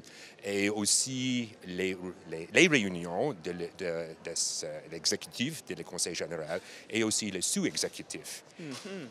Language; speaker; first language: French; non-native, learner; English